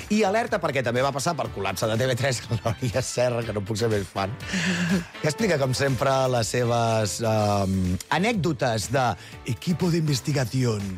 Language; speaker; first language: Catalan; native; Catalan